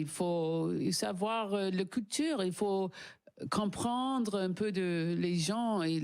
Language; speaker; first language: French; non-native, learner; English